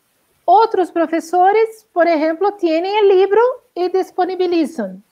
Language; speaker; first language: Spanish; non-native, learner; Portuguese